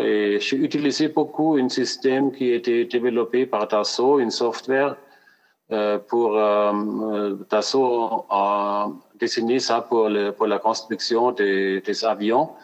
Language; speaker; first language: French; non-native, fluent; German